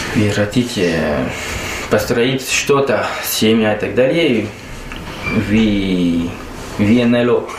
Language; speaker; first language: Russian; non-native, learner; French